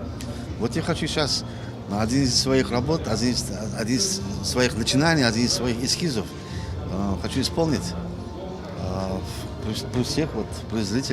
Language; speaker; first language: Russian; non-native, local second language; Kazakh